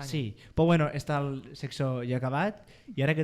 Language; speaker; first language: Catalan; native; Catalan